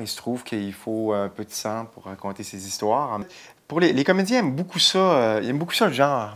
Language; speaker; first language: French; native; French